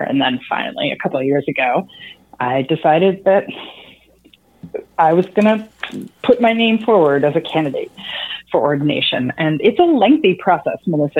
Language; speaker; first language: English; native; English